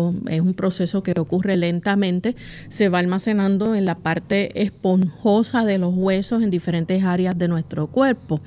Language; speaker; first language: Spanish; native; Spanish